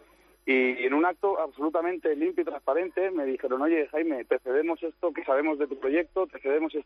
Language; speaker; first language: Spanish; native; Spanish